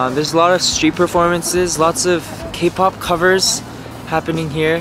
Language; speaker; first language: English; early bilingual, other home language; Korean